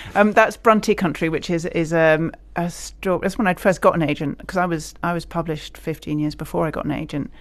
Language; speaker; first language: English; native; English